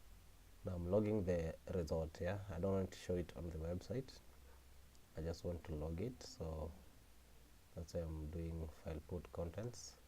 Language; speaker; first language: English; non-native, local second language; Swahili